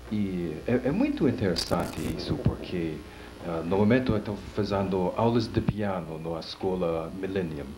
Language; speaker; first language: Portuguese; non-native, fluent; English